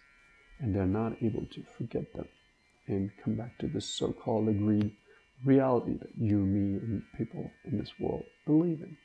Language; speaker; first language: English; non-native, local second language; Hindi